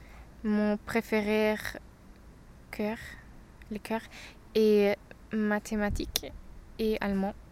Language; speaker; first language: French; non-native, learner; German